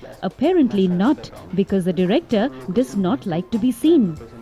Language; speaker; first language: English; non-native, local second language; Hindi